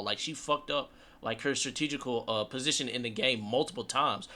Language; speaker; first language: English; native; English